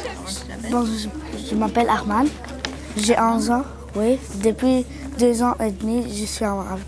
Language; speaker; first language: French; non-native, learner; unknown